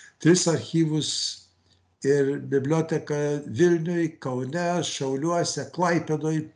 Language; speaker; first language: Lithuanian; early bilingual, heritage; Lithuanian